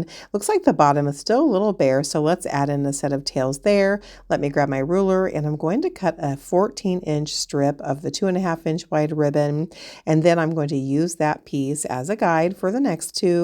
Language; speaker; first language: English; native; English